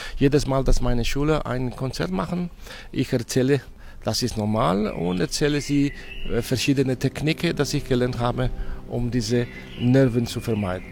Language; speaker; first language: German; non-native, fluent; Spanish